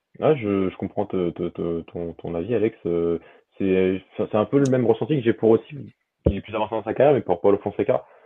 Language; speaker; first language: French; early bilingual, other home language; Portuguese